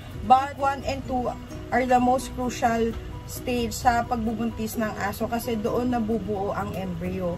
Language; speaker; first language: Filipino; native; Filipino